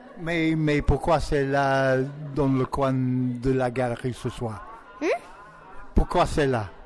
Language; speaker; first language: French; non-native, learner; English